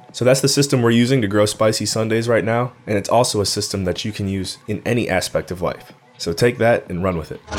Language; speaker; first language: English; native; English